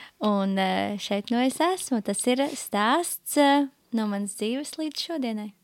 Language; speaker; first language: Latvian; native; Latvian